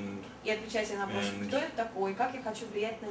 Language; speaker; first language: Russian; native; Russian